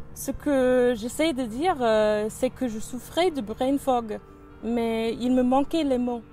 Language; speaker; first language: French; non-native, fluent; English